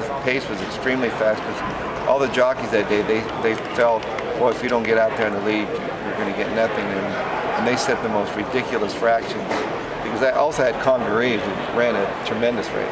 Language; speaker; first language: English; native; English